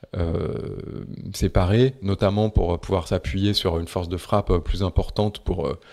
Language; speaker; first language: French; native; French